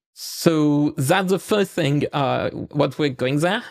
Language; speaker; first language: English; non-native, fluent; French